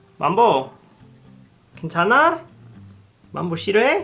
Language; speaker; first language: Korean; non-native, learner; English